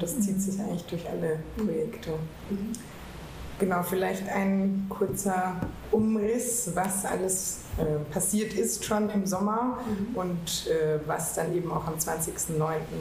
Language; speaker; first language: German; native; German